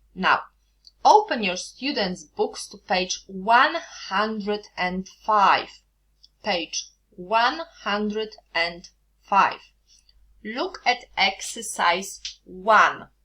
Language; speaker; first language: English; non-native, fluent; Polish